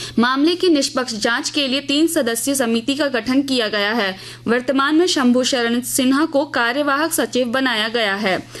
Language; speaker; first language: Hindi; native; Hindi